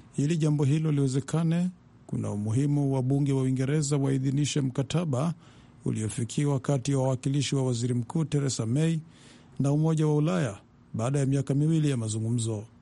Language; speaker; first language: Swahili; non-native, local second language; Rundi